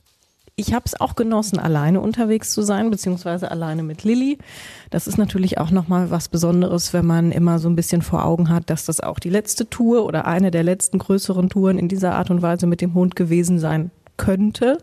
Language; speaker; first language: German; native; German